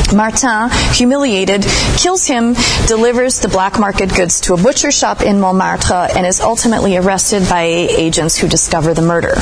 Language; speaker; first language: English; native; English